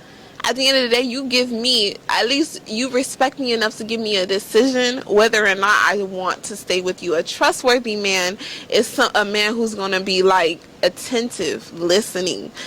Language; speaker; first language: English; native; English